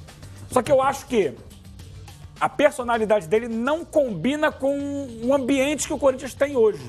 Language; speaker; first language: Portuguese; native; Portuguese